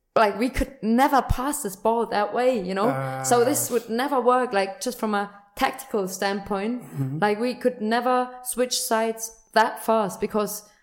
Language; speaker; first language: English; non-native, fluent; German